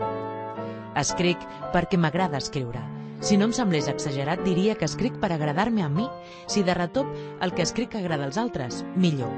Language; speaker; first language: Catalan; native; Catalan